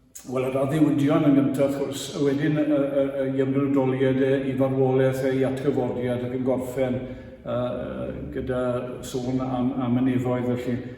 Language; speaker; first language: Welsh; native; Welsh